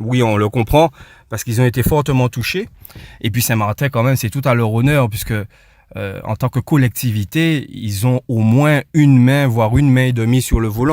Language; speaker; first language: French; non-native, local second language; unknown